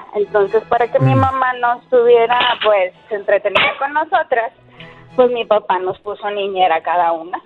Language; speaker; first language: Spanish; native; Spanish